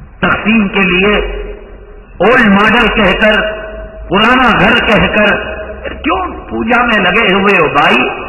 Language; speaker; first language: Urdu; native; Urdu